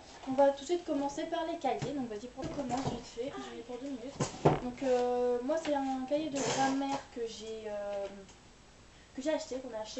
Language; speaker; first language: French; native; French